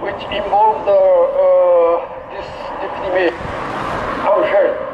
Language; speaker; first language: English; non-native, learner; Japanese